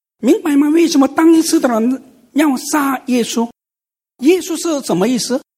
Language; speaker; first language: Chinese; non-native, fluent; Korean